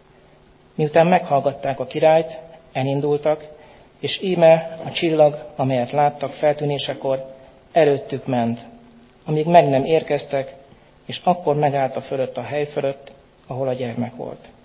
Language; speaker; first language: Hungarian; native; Hungarian